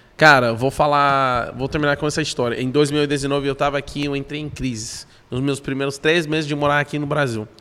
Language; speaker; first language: Portuguese; non-native, fluent; English